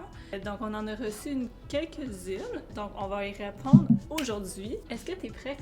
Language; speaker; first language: French; native; French